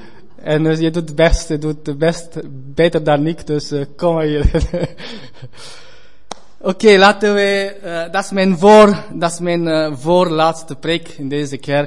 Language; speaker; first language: Dutch; non-native, fluent; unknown